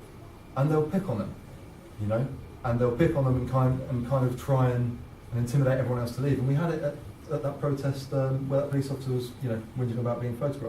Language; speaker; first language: English; native; English